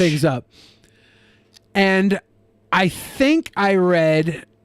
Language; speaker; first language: English; native; English